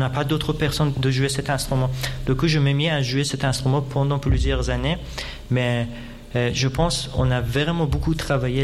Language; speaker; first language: French; non-native, fluent; Persian